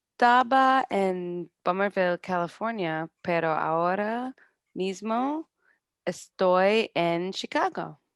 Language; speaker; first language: Spanish; non-native, learner; English